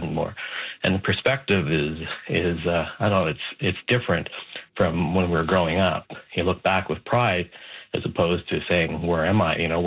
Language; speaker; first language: English; native; English